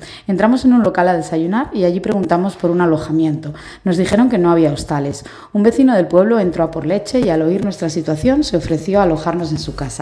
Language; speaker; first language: Spanish; native; Spanish